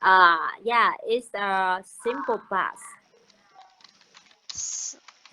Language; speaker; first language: English; non-native, learner; Vietnamese